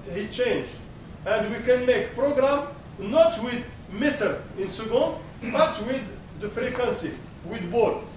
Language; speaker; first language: English; non-native, learner; Arabic